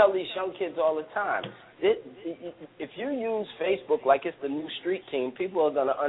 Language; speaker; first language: English; native; English